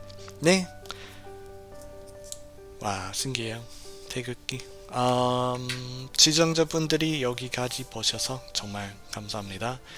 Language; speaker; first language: Korean; non-native, fluent; English